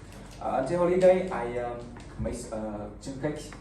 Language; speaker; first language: English; non-native, learner; Vietnamese